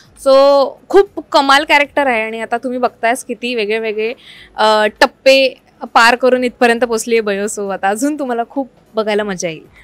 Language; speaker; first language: Marathi; native; Marathi